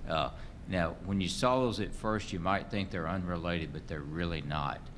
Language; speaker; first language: English; native; English